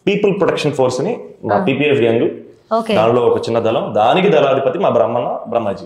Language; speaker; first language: Telugu; native; Telugu